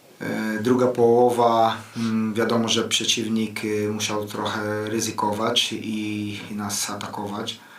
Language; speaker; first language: Polish; non-native, fluent; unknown